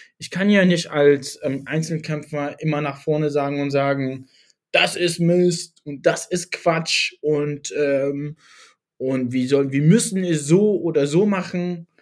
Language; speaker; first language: German; early bilingual, other home language; Kurdish